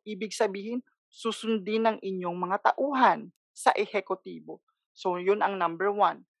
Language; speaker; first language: Filipino; non-native, local second language; Cebuano